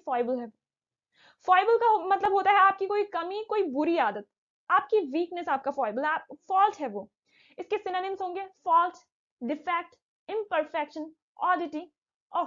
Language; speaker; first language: Hindi; native; Hindi